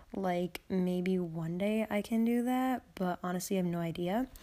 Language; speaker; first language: English; native; English